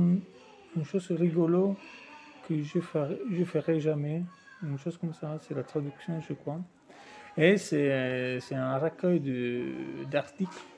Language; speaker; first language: French; non-native, fluent; Italian